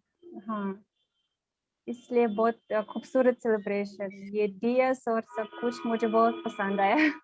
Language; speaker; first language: Hindi; non-native, learner; Russian